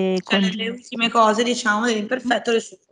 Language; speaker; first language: Italian; native; Italian